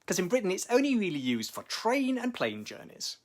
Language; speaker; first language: English; native; English